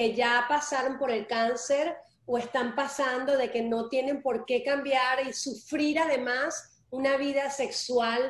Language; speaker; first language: Spanish; early bilingual, heritage; Spanish